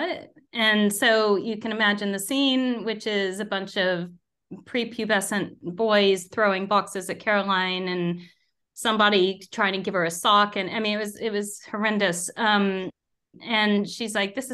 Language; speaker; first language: English; native; English